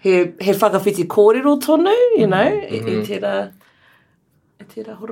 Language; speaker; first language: Māori; non-native, local second language; English